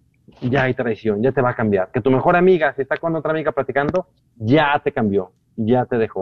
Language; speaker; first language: Spanish; native; Spanish